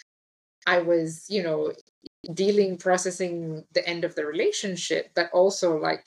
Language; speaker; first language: English; native; English